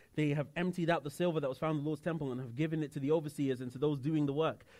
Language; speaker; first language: English; native; English